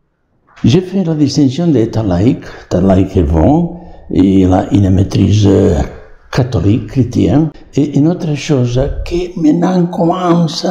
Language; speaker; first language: French; non-native, learner; Catalan